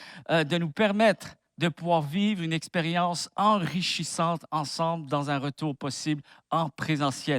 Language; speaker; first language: French; native; French